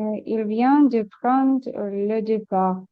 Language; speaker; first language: French; non-native, learner; Ukrainian